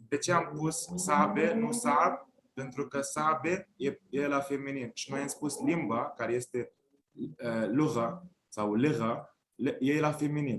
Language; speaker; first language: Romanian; non-native, fluent; Arabic